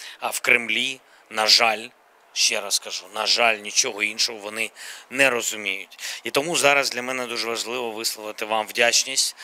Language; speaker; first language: Ukrainian; non-native, local second language; Russian